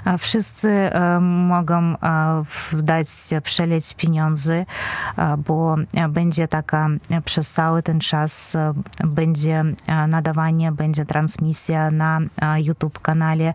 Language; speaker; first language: Polish; non-native, fluent; Belarusian